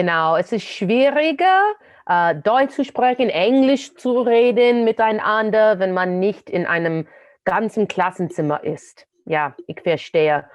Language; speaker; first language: German; non-native, fluent; English